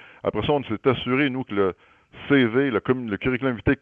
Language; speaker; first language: French; native; French